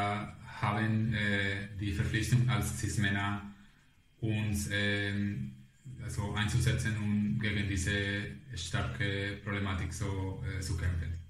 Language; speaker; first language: German; non-native, fluent; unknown